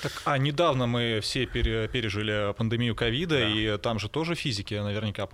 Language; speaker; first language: Russian; native; Russian